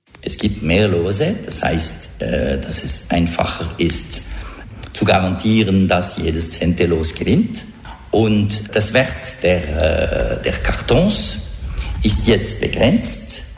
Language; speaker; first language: German; non-native, local second language; French